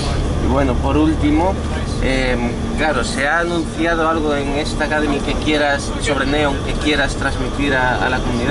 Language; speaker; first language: Spanish; native; Spanish